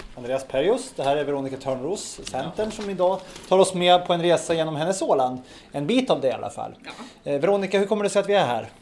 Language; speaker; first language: Swedish; native; Swedish